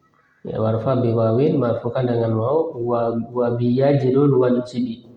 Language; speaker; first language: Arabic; non-native, fluent; Indonesian